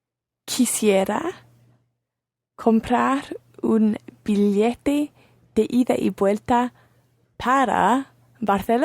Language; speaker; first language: Spanish; non-native, learner; English